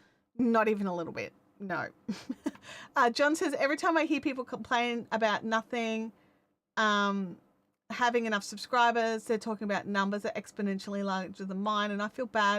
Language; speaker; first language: English; native; English